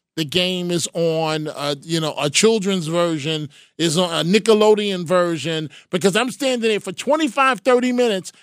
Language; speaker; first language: English; native; English